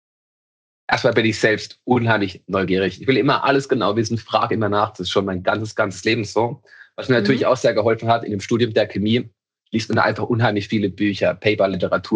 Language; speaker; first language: German; native; German